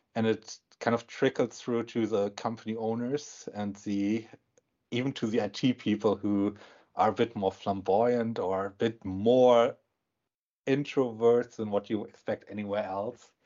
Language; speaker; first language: English; non-native, fluent; German